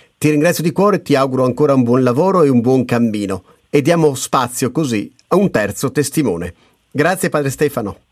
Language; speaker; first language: Italian; native; Italian